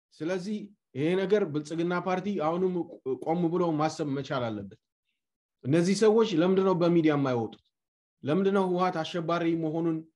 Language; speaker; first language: Amharic; non-native, local second language; Tigrinya